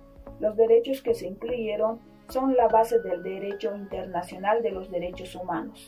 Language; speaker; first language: Spanish; native; Spanish